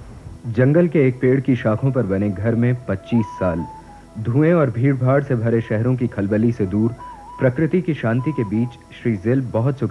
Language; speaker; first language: Hindi; native; Hindi